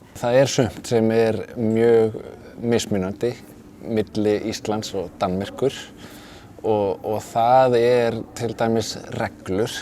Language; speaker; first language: Icelandic; non-native, fluent; Danish